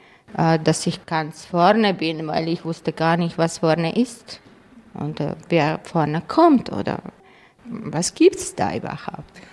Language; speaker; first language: German; non-native, fluent; Croatian